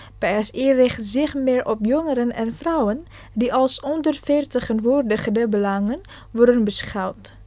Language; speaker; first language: Dutch; non-native, fluent; Indonesian